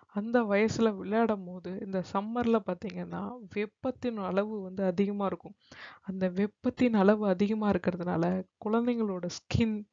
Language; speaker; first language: Tamil; native; Tamil